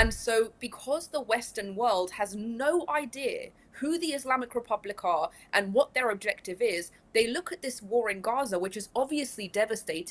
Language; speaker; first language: English; early bilingual, other home language; Persian